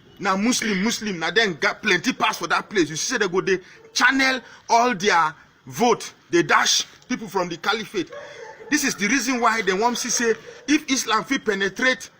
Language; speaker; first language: Nigerian Pidgin; non-native, local second language; Igbo